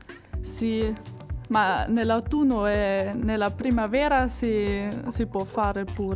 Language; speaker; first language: Italian; non-native, fluent; German